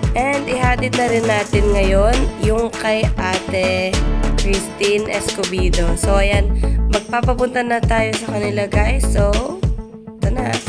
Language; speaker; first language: Filipino; native; Filipino